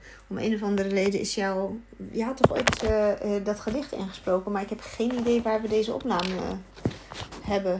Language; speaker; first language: Dutch; native; Dutch